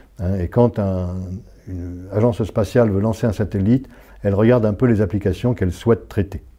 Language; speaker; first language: French; native; French